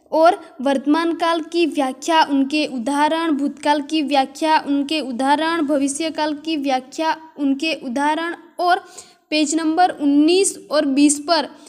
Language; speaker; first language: Hindi; non-native, local second language; Gujarati